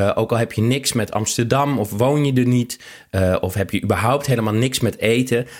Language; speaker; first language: Dutch; native; Dutch